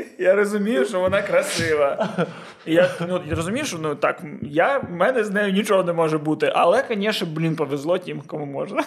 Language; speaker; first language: Ukrainian; non-native, local second language; Russian